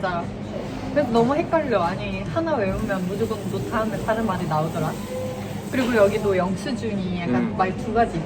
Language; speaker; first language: Korean; non-native, fluent; Norwegian